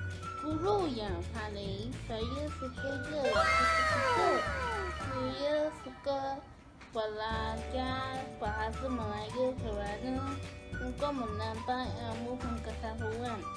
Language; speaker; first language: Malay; non-native, local second language; Chinese